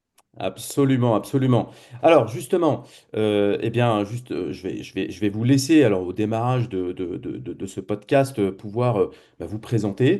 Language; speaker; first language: French; native; French